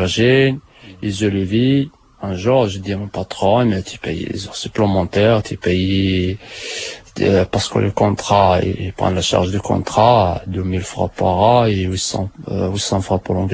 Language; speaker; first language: French; non-native, learner; Arabic